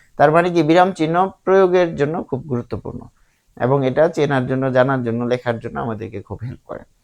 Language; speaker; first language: Bangla; native; Bangla